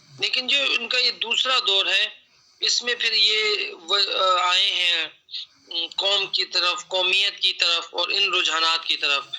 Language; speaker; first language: Urdu; native; Urdu